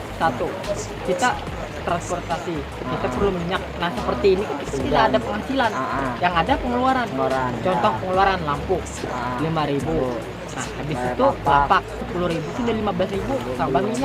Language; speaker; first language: Indonesian; native; Indonesian